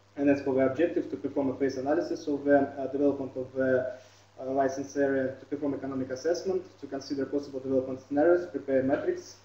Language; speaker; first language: English; non-native, fluent; Russian